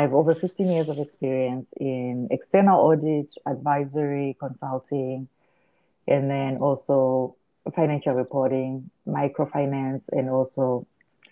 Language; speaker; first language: English; non-native, local second language; Shona